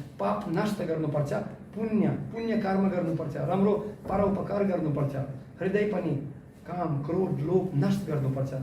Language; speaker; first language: Nepali; non-native, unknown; Russian